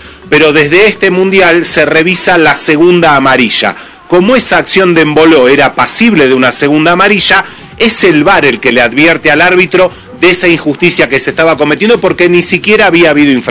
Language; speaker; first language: Spanish; native; Spanish